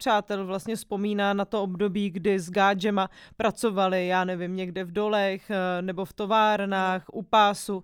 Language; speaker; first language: Czech; native; Czech